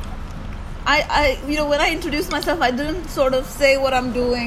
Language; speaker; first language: English; non-native, local second language; Malayalam